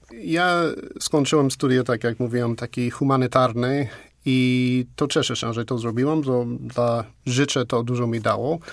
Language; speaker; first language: Polish; non-native, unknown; English